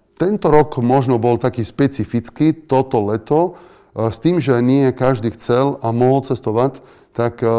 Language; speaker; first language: Slovak; non-native, fluent; Italian